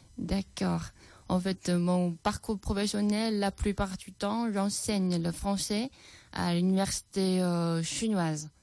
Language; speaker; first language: French; non-native, fluent; Chinese